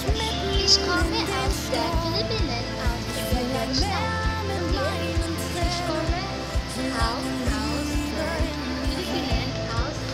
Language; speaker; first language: German; non-native, learner; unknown